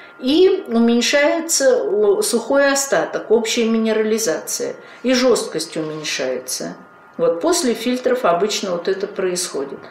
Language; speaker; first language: Russian; native; Russian